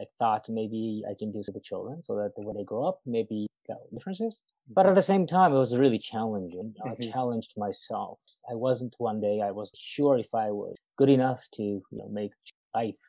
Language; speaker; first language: English; non-native, fluent; Japanese